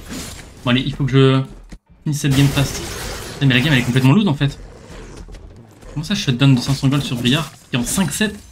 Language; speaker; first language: French; native; French